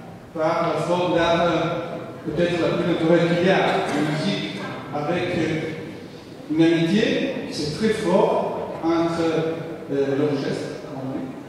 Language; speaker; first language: French; non-native, fluent; Italian